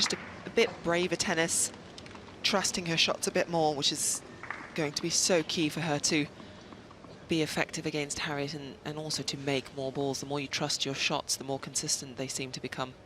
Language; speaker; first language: English; native; English